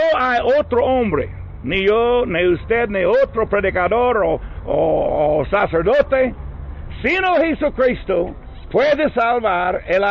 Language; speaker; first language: Spanish; non-native, learner; English